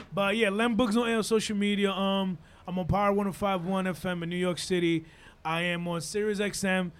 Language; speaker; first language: English; non-native, fluent; Spanish